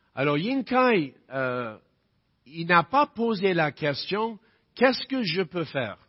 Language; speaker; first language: French; non-native, fluent; English